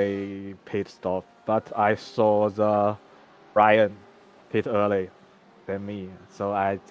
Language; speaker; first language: English; non-native, learner; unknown